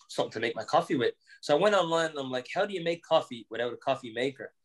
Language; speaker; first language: English; native; English